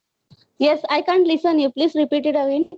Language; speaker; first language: English; non-native, learner; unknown